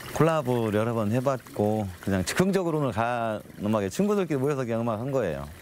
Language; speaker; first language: Korean; native; Korean